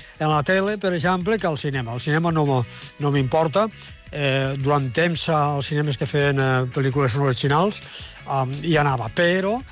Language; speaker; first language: Catalan; native; Catalan